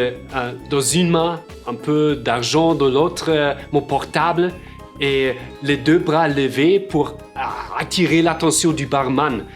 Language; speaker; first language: French; non-native, fluent; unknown